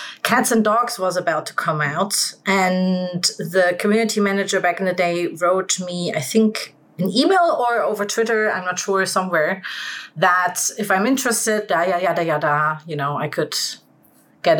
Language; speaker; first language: English; non-native, fluent; German